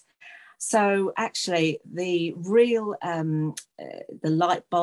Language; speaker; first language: English; native; English